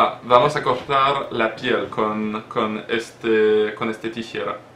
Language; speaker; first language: Spanish; non-native, learner; French